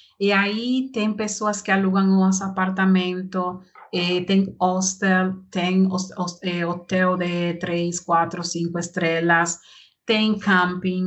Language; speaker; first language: Portuguese; non-native, learner; Spanish